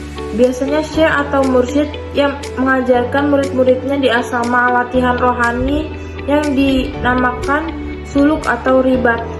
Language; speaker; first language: Indonesian; native; Indonesian